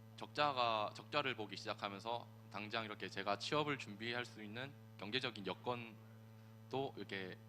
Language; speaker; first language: Korean; native; Korean